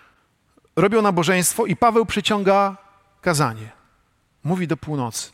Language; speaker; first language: Polish; native; Polish